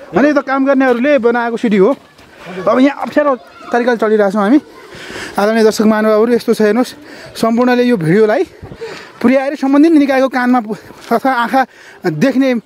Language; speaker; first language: Nepali; native; Nepali